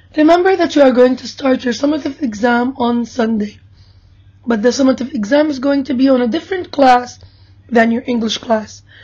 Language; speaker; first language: English; non-native, fluent; Arabic